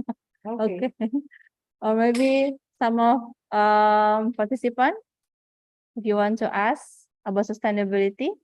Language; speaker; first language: English; non-native, fluent; Indonesian